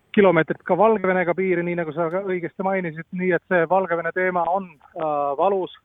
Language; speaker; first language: Estonian; non-native, fluent; Latvian